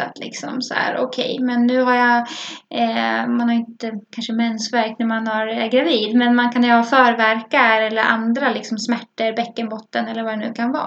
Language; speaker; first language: Swedish; native; Swedish